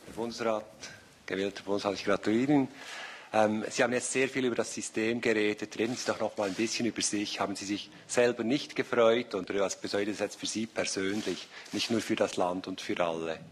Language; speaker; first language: German; native; German